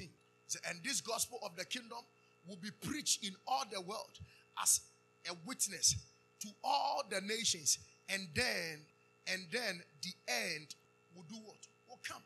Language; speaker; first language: English; non-native, local second language; Akan